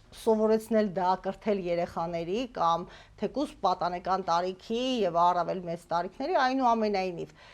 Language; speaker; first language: Armenian; native; Armenian